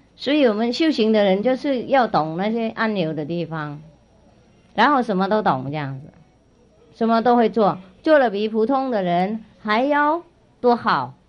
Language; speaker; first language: Chinese; non-native, fluent; Vietnamese